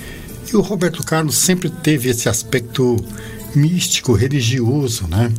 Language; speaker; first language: Portuguese; native; Portuguese